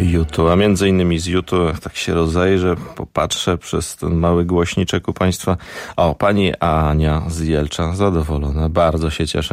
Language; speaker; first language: Polish; native; Polish